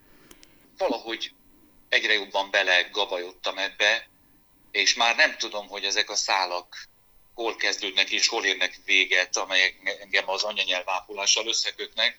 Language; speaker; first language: Hungarian; native; Hungarian